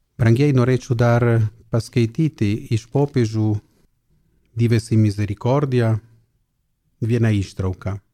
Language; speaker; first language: Lithuanian; non-native, fluent; Italian